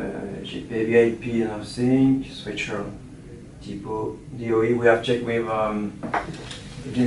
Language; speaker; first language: English; non-native, learner; French